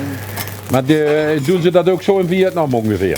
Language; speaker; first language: Dutch; native; Dutch